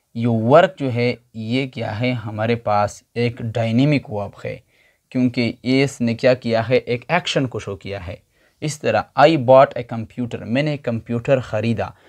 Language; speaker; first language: Urdu; non-native, local second language; Pashto